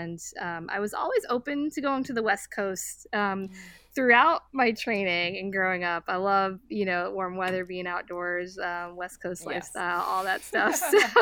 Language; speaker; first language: English; native; English